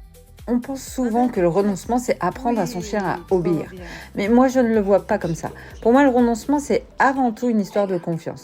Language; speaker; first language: French; native; French